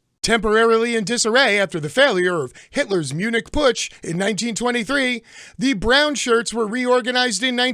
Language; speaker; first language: English; native; English